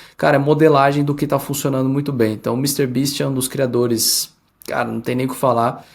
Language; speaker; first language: Portuguese; early bilingual, heritage; Portuguese